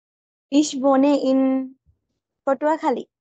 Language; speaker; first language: German; non-native, learner; Bangla